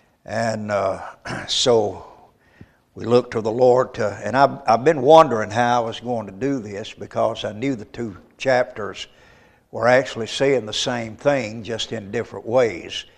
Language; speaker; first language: English; native; English